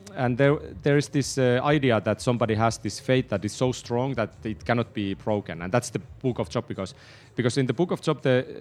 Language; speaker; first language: English; non-native, fluent; Finnish